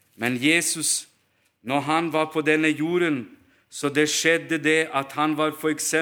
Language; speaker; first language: Norwegian; non-native, fluent; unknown